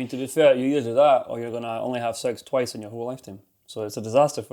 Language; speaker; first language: English; native; English